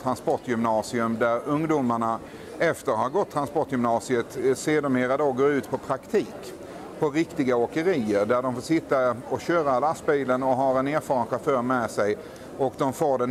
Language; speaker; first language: Swedish; native; Swedish